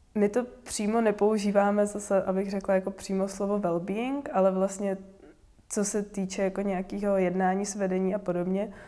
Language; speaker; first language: Czech; native; Czech